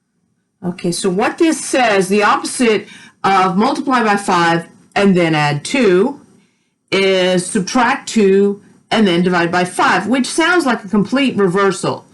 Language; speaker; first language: English; native; English